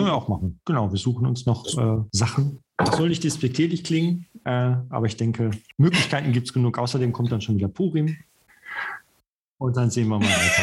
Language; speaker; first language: German; native; German